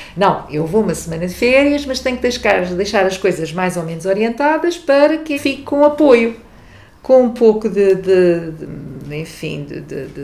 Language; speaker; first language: Portuguese; non-native, local second language; Kabuverdianu